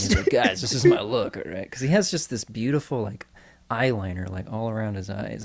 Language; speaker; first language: English; native; English